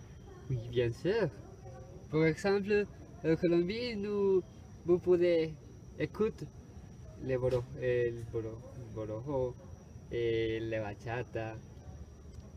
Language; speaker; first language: French; non-native, learner; Spanish